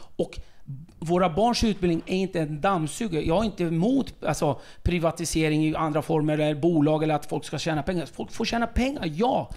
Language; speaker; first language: Swedish; early bilingual, other home language; Kurdish